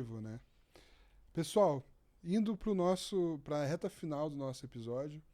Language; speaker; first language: Portuguese; native; Portuguese